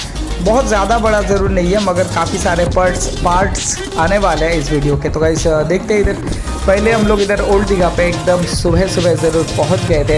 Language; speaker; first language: Hindi; non-native, local second language; Bangla